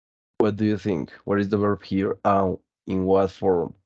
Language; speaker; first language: English; non-native, fluent; Spanish